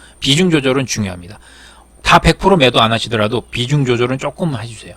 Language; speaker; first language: Korean; native; Korean